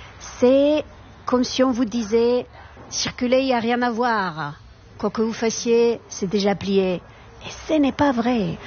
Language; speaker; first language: French; non-native, fluent; Spanish